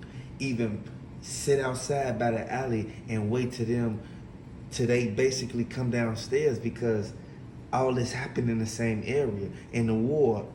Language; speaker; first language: English; native; English